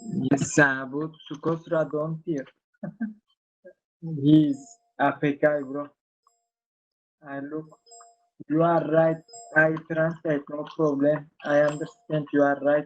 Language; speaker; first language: English; non-native, learner; Turkish